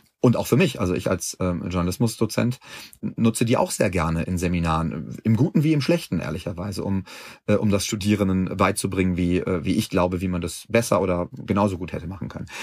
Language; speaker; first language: German; native; German